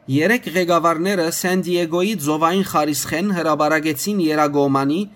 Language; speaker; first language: Armenian; native; Armenian